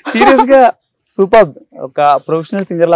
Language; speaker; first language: Telugu; native; Telugu